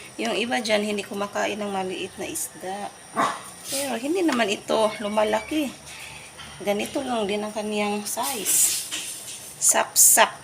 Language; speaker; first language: Filipino; non-native, local second language; Cebuano